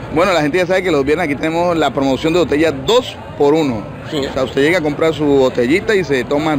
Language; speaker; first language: Spanish; native; Spanish